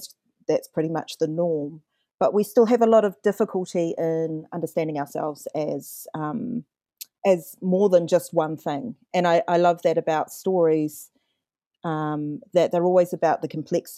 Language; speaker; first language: English; native; English